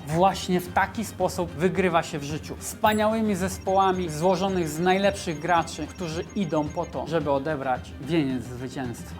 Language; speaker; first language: Polish; native; Polish